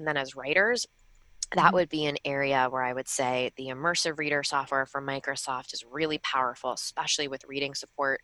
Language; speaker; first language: English; native; English